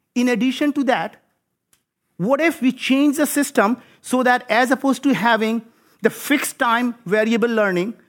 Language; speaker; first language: English; non-native, local second language; Hindi